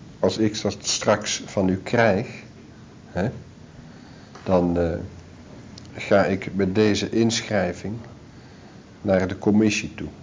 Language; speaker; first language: Dutch; native; Dutch